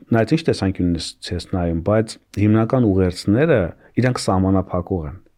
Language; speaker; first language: Armenian; native; Armenian